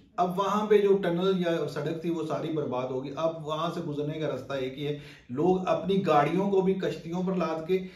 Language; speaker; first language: Urdu; native; Urdu